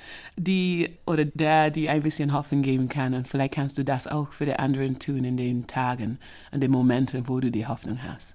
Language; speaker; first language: German; non-native, fluent; English